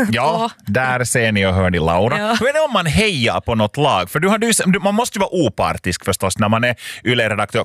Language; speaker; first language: Swedish; native; Swedish